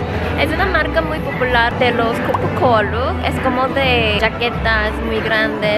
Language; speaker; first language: Spanish; non-native, fluent; Korean